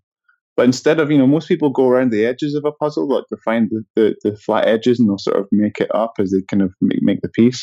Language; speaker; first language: English; native; English